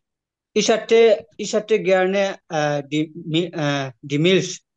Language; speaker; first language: German; non-native, learner; Bangla